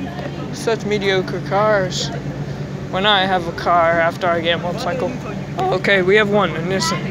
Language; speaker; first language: English; native; English